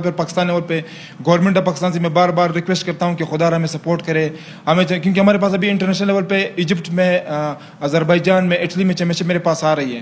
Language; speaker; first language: Urdu; native; Urdu